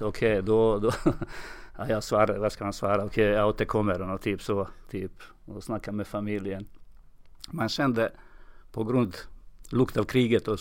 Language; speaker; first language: Swedish; non-native, fluent; Serbian